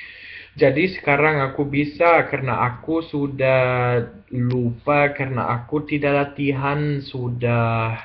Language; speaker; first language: Indonesian; non-native, learner; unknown